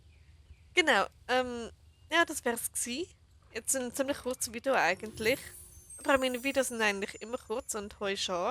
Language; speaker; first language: German; native; German